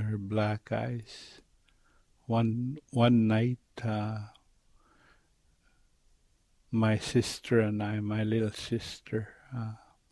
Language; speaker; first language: English; non-native, fluent; Cree